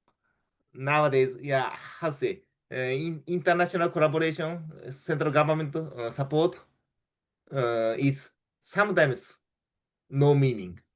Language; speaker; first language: English; non-native, fluent; Japanese